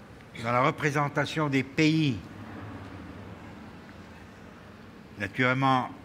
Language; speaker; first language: French; non-native, fluent; German